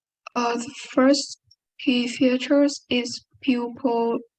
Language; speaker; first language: English; non-native, learner; Vietnamese